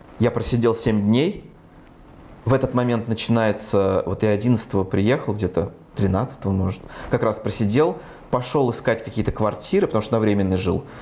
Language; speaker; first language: Russian; native; Russian